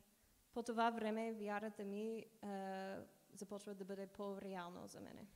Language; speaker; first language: Bulgarian; non-native, learner; English